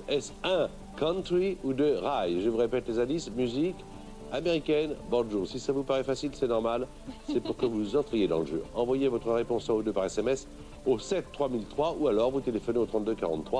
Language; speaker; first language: French; native; French